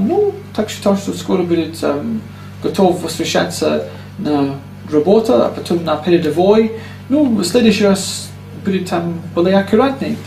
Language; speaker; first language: Russian; non-native, learner; English